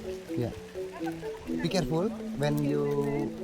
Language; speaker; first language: English; non-native, learner; Indonesian